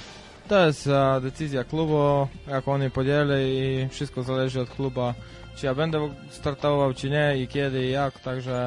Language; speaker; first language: Polish; non-native, fluent; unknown